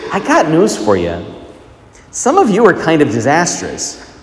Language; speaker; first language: English; native; English